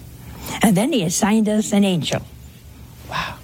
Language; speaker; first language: English; native; English